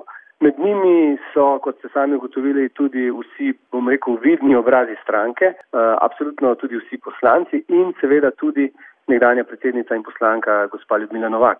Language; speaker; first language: Slovenian; native; Slovenian